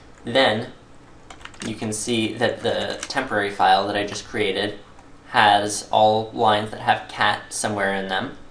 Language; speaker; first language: English; native; English